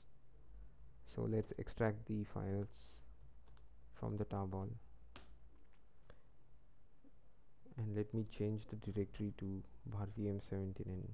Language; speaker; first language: English; non-native, local second language; Marathi